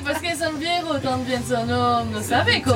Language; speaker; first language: Spanish; non-native, learner; French